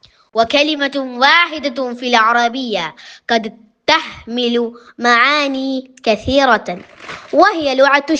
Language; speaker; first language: Arabic; non-native, learner; Malayalam